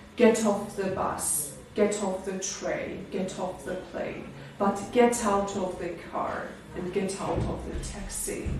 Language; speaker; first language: English; non-native, fluent; Georgian